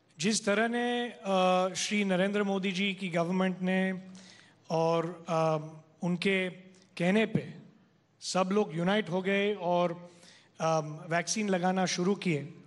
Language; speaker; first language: Hindi; non-native, local second language; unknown